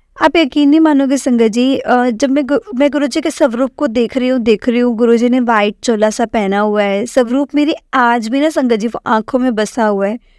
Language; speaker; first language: Hindi; native; Hindi